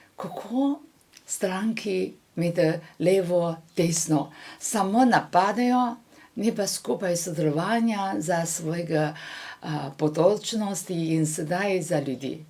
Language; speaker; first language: Slovenian; non-native, learner; Chinese